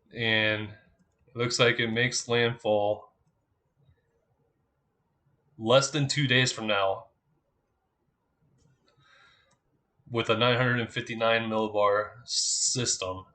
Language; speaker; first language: English; native; English